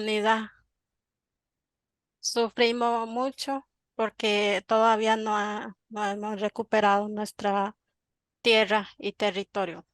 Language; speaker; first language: Spanish; non-native, local second language; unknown